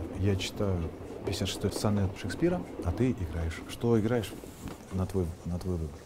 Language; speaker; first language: Russian; native; Russian